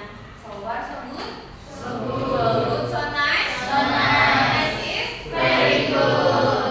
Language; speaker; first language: English; non-native, learner; Indonesian